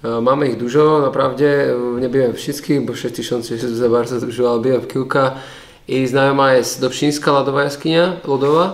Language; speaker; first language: Polish; non-native, learner; Slovak